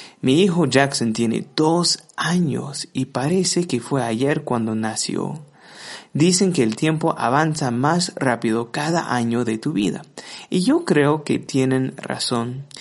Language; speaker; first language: Spanish; non-native, fluent; English